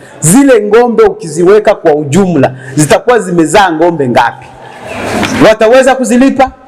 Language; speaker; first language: Swahili; native; Swahili